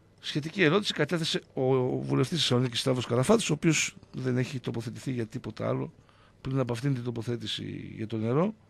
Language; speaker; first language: Greek; native; Greek